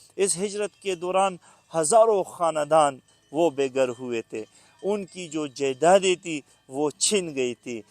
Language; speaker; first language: Urdu; non-native, local second language; Pashto